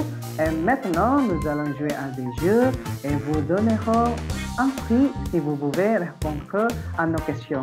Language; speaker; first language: French; non-native, fluent; Indonesian